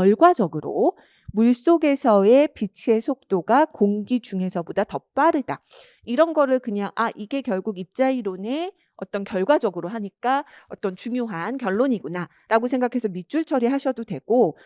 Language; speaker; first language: Korean; native; Korean